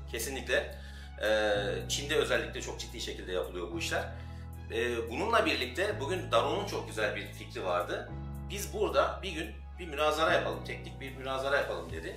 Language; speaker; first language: Turkish; native; Turkish